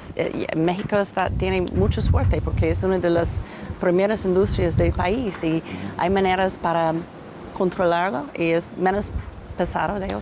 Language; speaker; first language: Spanish; non-native, learner; English